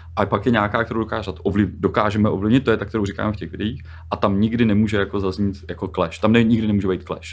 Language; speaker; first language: Czech; native; Czech